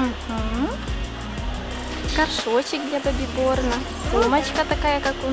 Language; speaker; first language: Russian; native; Russian